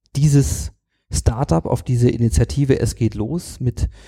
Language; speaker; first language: German; native; German